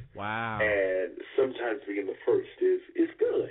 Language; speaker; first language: English; native; English